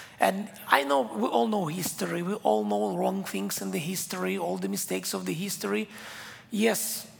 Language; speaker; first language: English; non-native, fluent; Hebrew